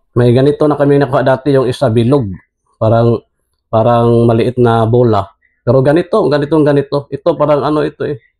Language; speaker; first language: Filipino; non-native, local second language; Cebuano